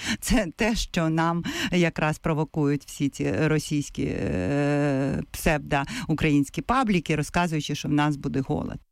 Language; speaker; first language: Ukrainian; native; Ukrainian